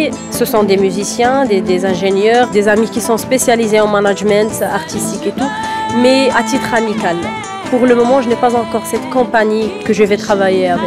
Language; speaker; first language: French; non-native, local second language; Arabic